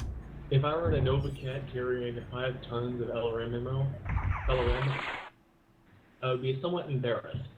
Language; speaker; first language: English; native; English